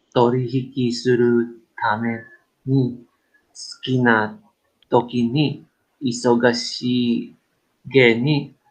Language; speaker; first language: Japanese; non-native, learner; English